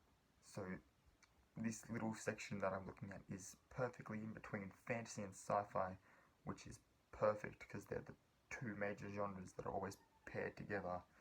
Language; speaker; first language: English; native; English